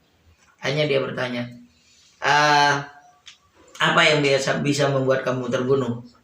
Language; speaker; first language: Indonesian; native; Indonesian